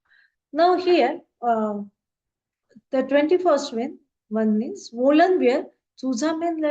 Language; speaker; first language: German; non-native, fluent; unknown